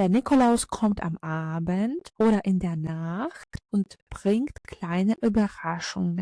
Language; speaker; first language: German; non-native, fluent; Ukrainian